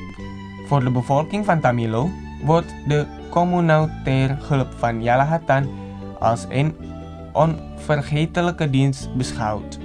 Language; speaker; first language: Dutch; non-native, fluent; Indonesian